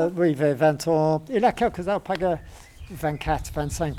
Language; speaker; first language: French; non-native, learner; English